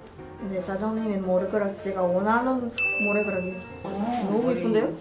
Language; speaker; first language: Korean; non-native, learner; Filipino